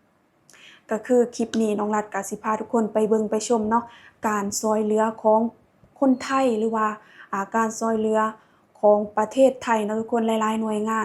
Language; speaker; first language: Thai; non-native, local second language; Lao